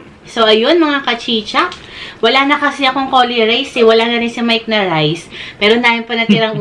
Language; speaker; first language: Filipino; native; Filipino